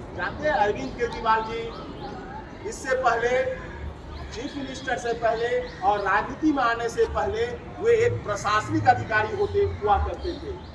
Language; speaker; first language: Hindi; native; Hindi